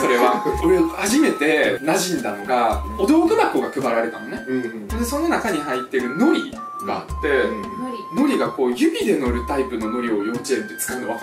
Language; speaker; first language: Japanese; early bilingual, other home language; Russian